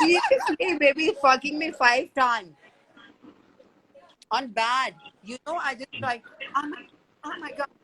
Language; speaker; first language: English; non-native, learner; Hindi